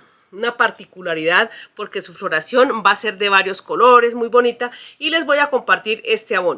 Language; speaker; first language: Spanish; native; Spanish